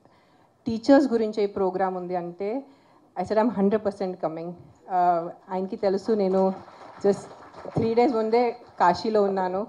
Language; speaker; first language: Telugu; non-native, local second language; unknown